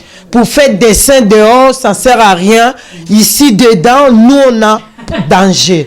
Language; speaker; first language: French; non-native, learner; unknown